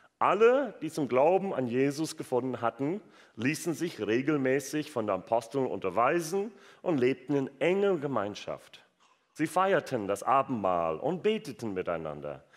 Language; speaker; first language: German; non-native, fluent; English